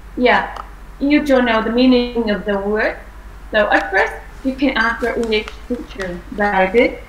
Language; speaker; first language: English; non-native, fluent; Vietnamese